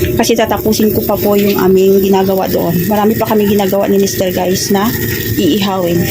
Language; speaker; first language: Filipino; non-native, local second language; Cebuano